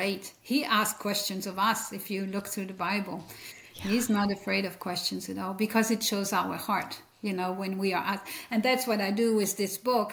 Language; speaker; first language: English; non-native, fluent; French